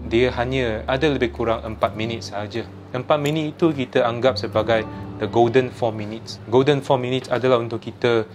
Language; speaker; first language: Malay; non-native, local second language; Chinese